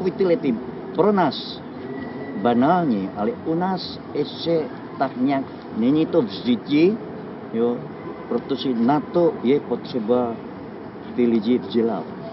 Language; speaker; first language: Czech; non-native, fluent; Indonesian